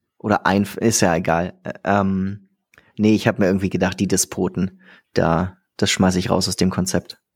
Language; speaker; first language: German; native; German